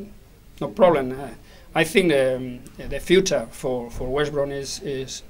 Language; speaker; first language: English; non-native, learner; Spanish